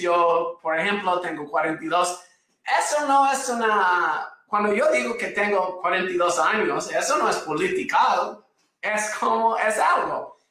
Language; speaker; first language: Spanish; non-native, fluent; English